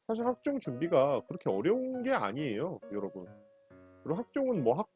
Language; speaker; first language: Korean; native; Korean